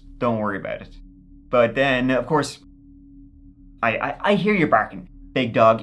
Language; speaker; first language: English; native; English